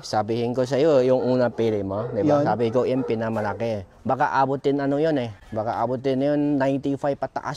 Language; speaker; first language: Filipino; non-native, learner; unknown